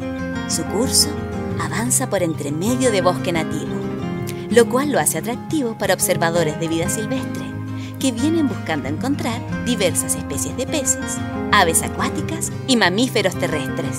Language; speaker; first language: Spanish; native; Spanish